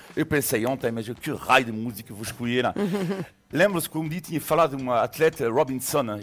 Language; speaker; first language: Portuguese; non-native, fluent; French